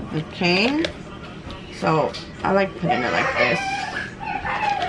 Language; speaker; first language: English; early bilingual, other home language; Spanish